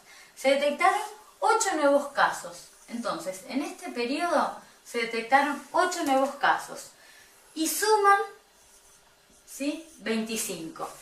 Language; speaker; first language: Spanish; native; Spanish